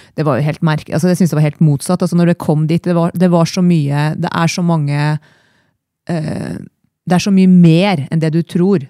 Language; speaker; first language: Norwegian; native; Norwegian